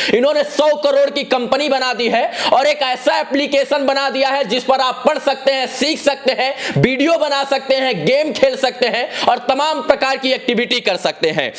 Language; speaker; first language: Hindi; native; Hindi